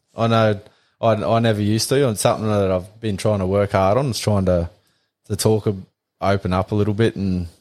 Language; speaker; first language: English; native; English